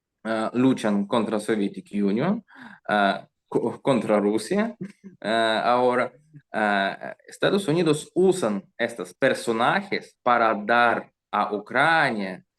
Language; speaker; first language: Spanish; non-native, learner; Russian